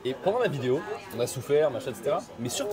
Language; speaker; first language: French; native; French